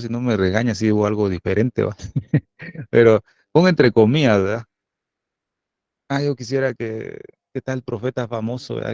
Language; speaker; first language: Spanish; native; Spanish